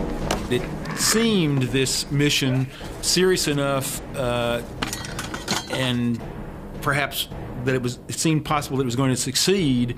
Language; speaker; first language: English; native; English